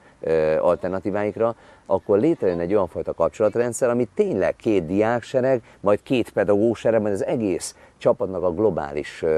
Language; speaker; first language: Hungarian; native; Hungarian